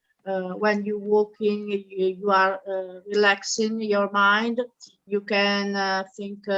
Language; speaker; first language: English; non-native, learner; Italian